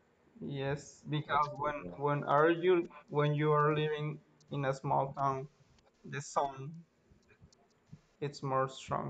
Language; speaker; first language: English; non-native, learner; Spanish